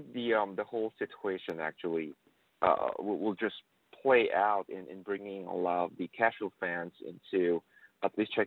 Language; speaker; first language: English; non-native, local second language; Filipino